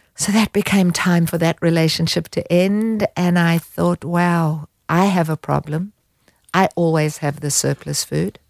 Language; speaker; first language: English; native; English